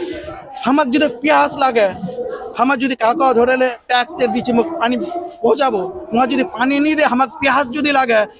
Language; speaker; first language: Bangla; non-native, local second language; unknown